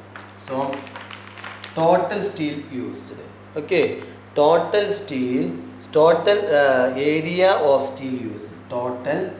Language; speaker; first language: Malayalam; native; Malayalam